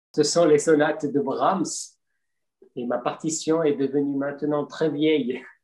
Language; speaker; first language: French; native; French